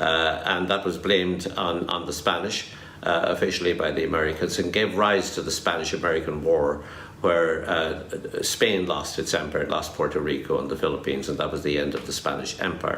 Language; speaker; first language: English; native; English